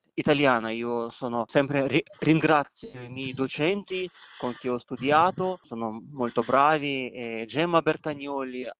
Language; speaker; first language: Italian; non-native, fluent; Kazakh